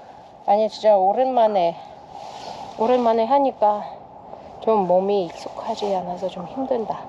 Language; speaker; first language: Korean; non-native, fluent; Russian